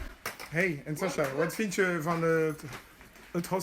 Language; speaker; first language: Dutch; non-native, learner; French